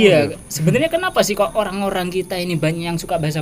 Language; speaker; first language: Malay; non-native, local second language; Javanese